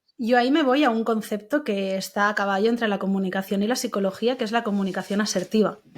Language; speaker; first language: Spanish; native; Spanish